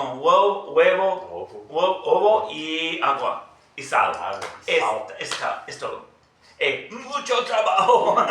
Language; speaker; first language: Portuguese; non-native, learner; English